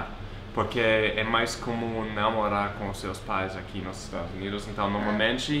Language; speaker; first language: Portuguese; non-native, fluent; English